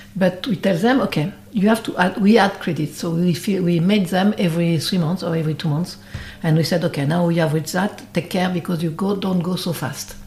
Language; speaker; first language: English; non-native, fluent; French